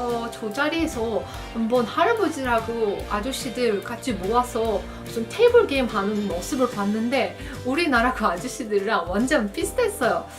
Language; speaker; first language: Korean; non-native, fluent; Azerbaijani